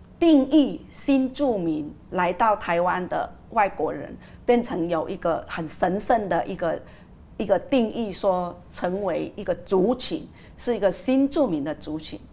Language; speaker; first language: Chinese; non-native, fluent; Vietnamese